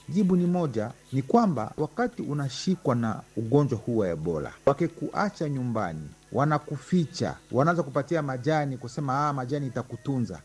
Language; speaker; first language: Swahili; non-native, local second language; Nande